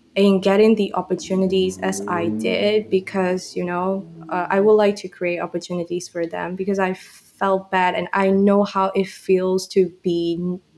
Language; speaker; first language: English; non-native, fluent; Burmese